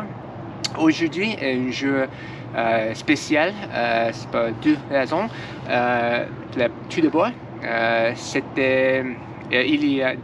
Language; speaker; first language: French; non-native, learner; English